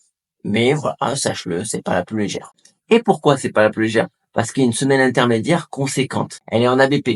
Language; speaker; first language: French; native; French